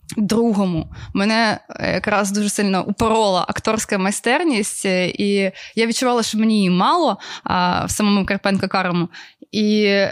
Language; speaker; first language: Ukrainian; native; Ukrainian